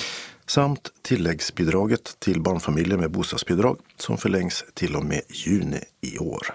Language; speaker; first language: Swedish; native; Swedish